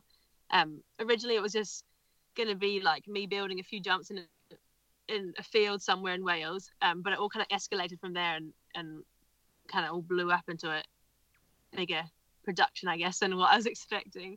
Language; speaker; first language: English; native; English